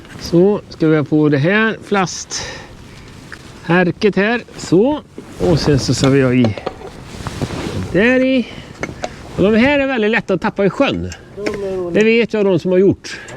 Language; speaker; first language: Swedish; native; Swedish